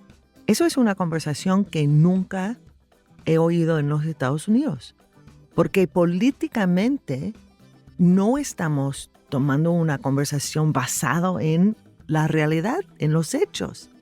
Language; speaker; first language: Spanish; non-native, fluent; English